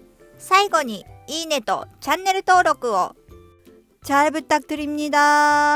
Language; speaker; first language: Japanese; non-native, fluent; Korean